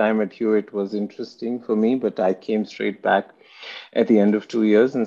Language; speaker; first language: English; non-native, local second language; Hindi